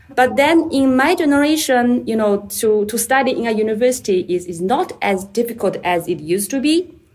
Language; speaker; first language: English; non-native, fluent; Chinese